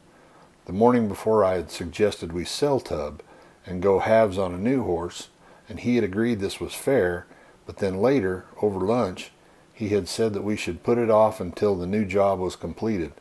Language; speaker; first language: English; native; English